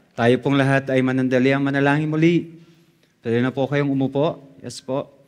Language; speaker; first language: Filipino; non-native, local second language; Bikol